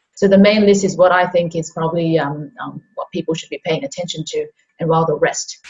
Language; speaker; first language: English; non-native, local second language; Cantonese